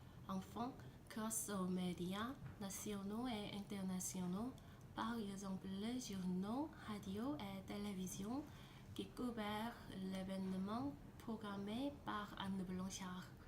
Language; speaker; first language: French; non-native, learner; Korean